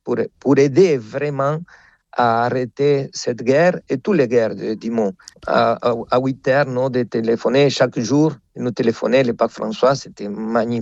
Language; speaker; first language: French; non-native, fluent; Spanish